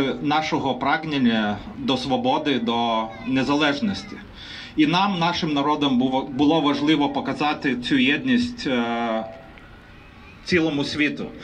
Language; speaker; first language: Ukrainian; non-native, fluent; Lithuanian